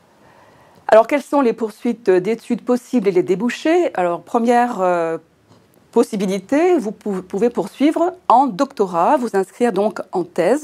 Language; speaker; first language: French; native; French